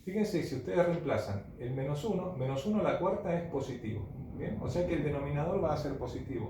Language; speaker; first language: Spanish; native; Spanish